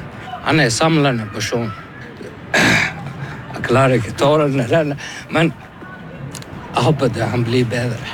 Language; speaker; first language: Norwegian; non-native, learner; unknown